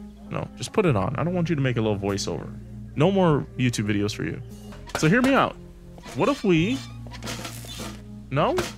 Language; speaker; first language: English; native; English